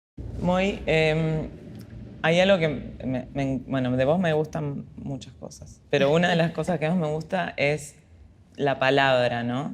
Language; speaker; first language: Spanish; native; Spanish